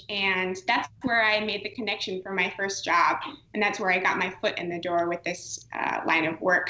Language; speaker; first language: English; native; English